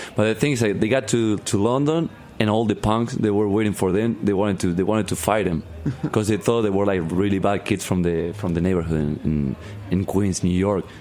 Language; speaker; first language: English; non-native, learner; Spanish